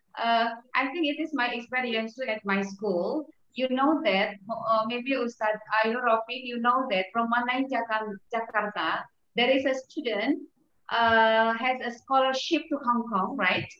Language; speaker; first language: English; non-native, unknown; Indonesian